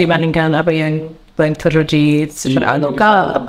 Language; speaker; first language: Indonesian; non-native, learner; English